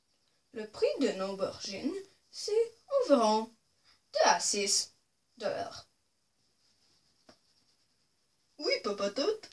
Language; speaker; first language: French; non-native, local second language; English